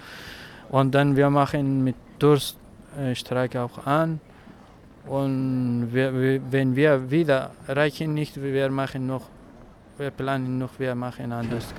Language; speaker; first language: German; non-native, learner; Persian